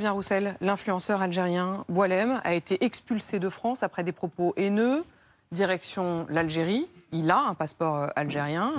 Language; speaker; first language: French; native; French